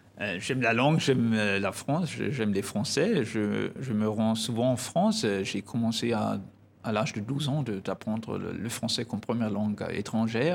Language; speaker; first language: French; non-native, fluent; German